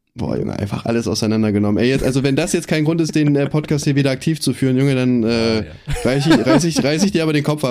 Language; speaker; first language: German; native; German